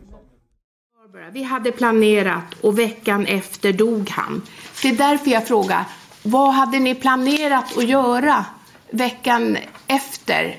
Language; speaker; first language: Swedish; native; Swedish